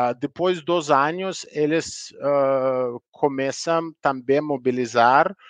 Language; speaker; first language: Portuguese; non-native, learner; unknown